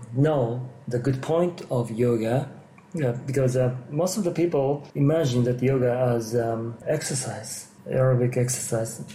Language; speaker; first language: English; non-native, fluent; Japanese